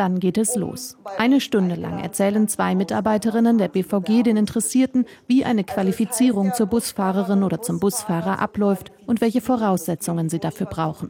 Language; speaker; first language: German; native; German